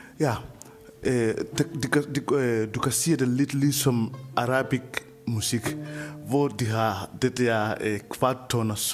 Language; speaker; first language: Danish; non-native, fluent; Mandingo